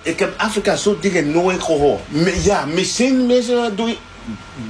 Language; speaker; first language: Dutch; non-native, learner; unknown